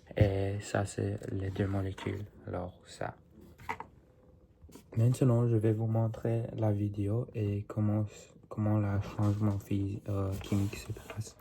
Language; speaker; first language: French; non-native, learner; English